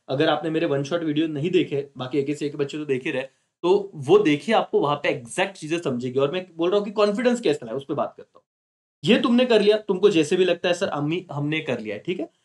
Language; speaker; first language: Hindi; non-native, local second language; Marathi